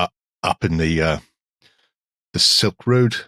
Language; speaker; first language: English; native; English